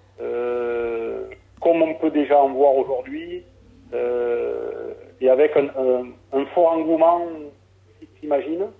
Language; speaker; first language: French; native; French